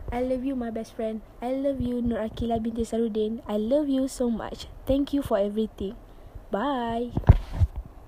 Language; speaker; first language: English; non-native, local second language; Malay